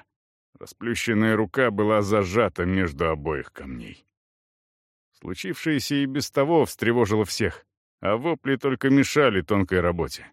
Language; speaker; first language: Russian; native; Russian